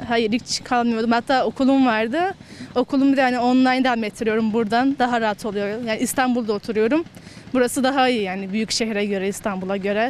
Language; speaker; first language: Turkish; native; Turkish